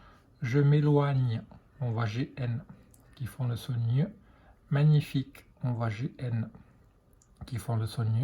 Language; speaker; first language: French; native; French